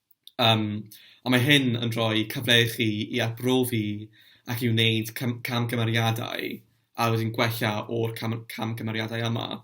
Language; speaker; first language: Welsh; non-native, local second language; English